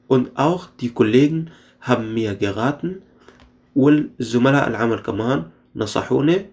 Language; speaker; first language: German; non-native, fluent; Arabic